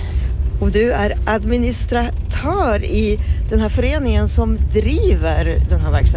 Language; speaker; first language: Swedish; native; Swedish